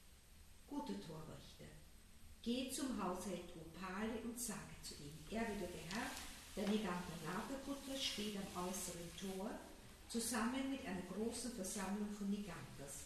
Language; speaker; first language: German; native; German